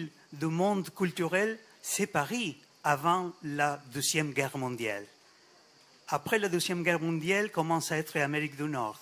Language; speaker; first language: French; non-native, fluent; Spanish